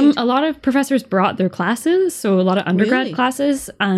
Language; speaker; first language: English; native; English